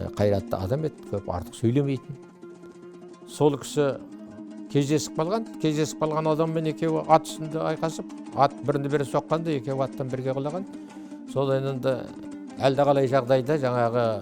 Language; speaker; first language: Kazakh; native; Kazakh